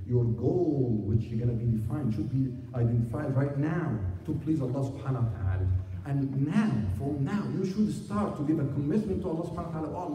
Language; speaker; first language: English; non-native, fluent; Arabic